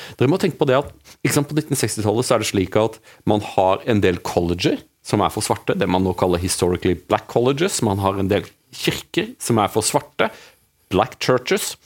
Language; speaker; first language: Norwegian; native; Norwegian